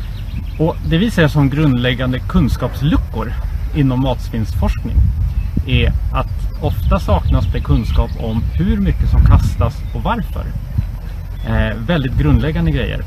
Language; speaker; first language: Swedish; native; Swedish